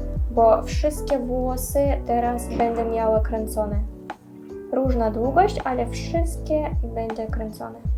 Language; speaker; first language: Polish; non-native, learner; Russian